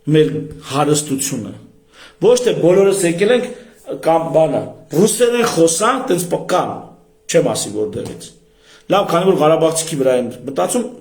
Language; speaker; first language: Armenian; native; Armenian